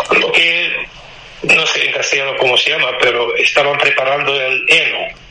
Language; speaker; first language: Spanish; non-native, fluent; Romanian